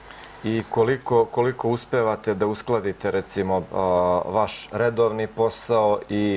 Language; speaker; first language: Croatian; native; Croatian